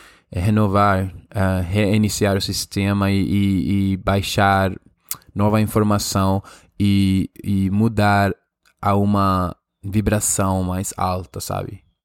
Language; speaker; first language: Portuguese; non-native, fluent; Spanish